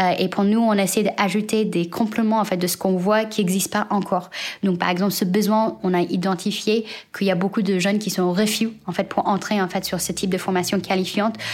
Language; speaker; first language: French; non-native, fluent; Chinese